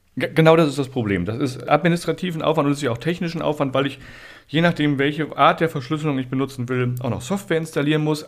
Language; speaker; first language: German; native; German